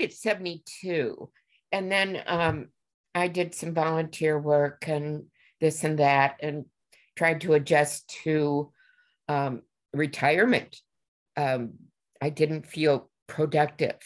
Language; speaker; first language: English; native; English